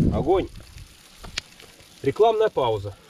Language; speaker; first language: Russian; native; Russian